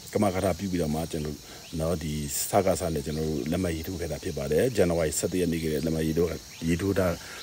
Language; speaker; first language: Burmese; non-native, local second language; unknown